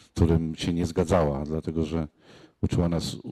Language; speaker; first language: Polish; native; Polish